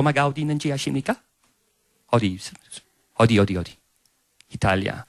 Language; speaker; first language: Korean; non-native, fluent; Italian